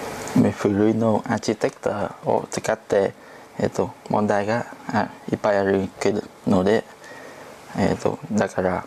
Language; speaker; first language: Japanese; non-native, learner; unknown